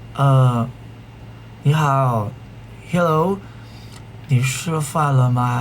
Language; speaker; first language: Chinese; non-native, learner; Thai